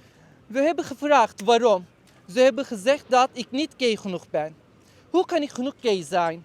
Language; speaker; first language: Dutch; non-native, fluent; Turkish